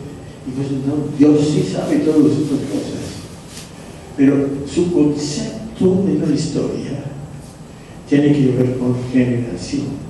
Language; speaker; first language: Spanish; non-native, fluent; English